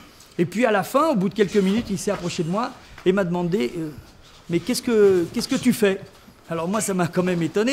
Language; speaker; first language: French; native; French